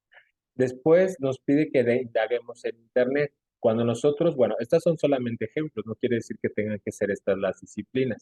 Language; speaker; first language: Spanish; native; Spanish